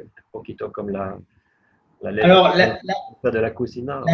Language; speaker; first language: Spanish; non-native, learner; French